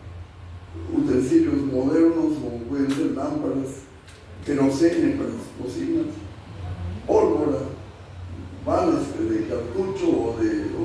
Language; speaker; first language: Spanish; native; Spanish